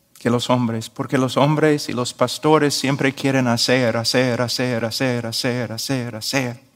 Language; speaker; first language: Spanish; non-native, fluent; English